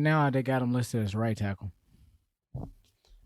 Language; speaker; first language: English; native; English